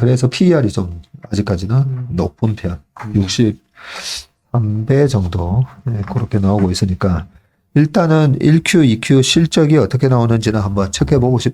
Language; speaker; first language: Korean; native; Korean